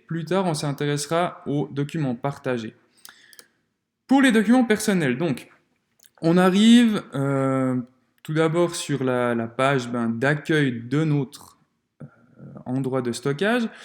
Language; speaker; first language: French; native; French